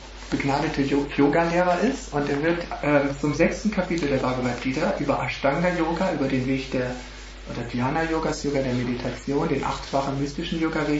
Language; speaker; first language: German; native; German